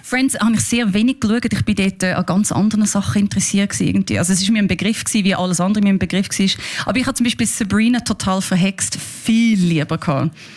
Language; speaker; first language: German; native; German